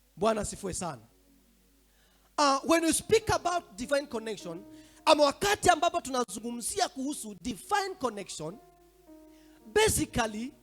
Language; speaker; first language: English; non-native, local second language; Swahili